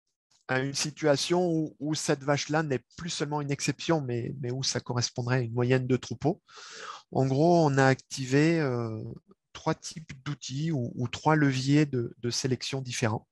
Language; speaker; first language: French; native; French